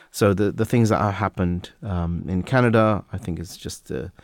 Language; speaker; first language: English; native; English